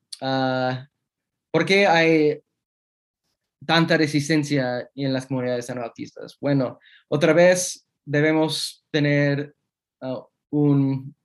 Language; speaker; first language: Spanish; non-native, fluent; English